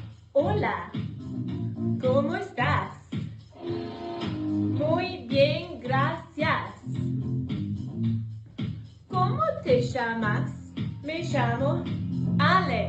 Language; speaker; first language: Spanish; non-native, fluent; Welsh